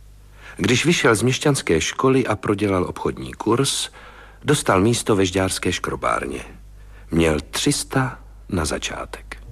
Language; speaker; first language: Czech; native; Czech